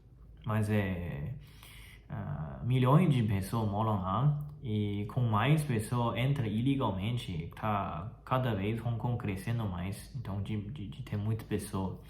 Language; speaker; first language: Portuguese; non-native, fluent; Chinese